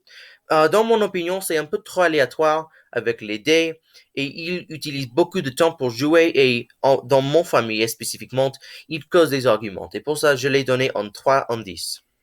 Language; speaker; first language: French; non-native, learner; English